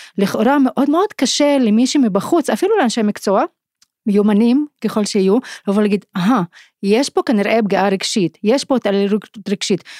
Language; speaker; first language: Hebrew; non-native, local second language; Arabic